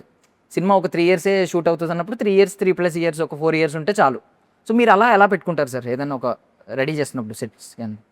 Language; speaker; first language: Telugu; native; Telugu